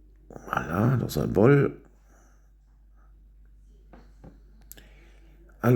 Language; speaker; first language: French; non-native, local second language; German